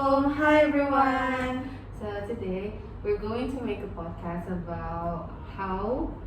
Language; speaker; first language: English; non-native, learner; Indonesian